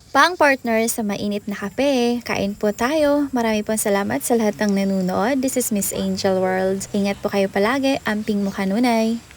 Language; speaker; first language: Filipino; non-native, local second language; Cebuano